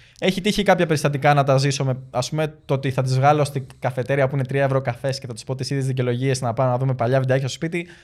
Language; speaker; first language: Greek; early bilingual, other home language; Albanian